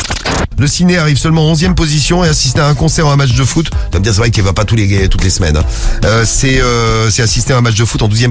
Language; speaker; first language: French; native; French